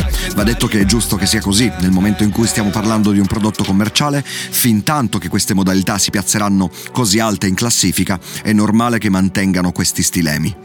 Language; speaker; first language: Italian; native; Italian